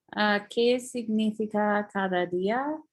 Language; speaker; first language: Spanish; non-native, learner; English